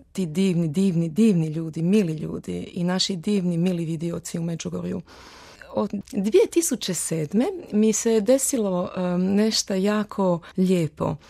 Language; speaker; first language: Croatian; early bilingual, heritage; Croatian